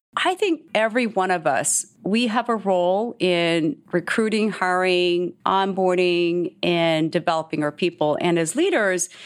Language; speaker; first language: English; early bilingual, other home language; Korean